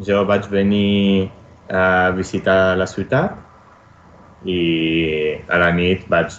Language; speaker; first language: Catalan; non-native, learner; Italian